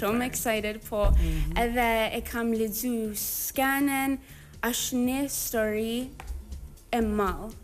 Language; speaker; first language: Albanian; early bilingual, heritage; English